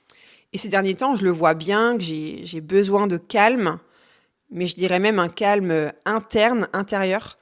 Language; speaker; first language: French; native; French